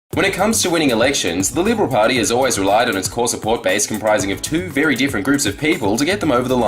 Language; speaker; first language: English; native; English